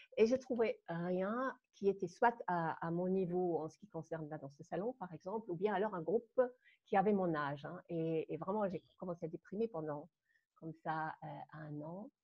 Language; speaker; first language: French; non-native, fluent; German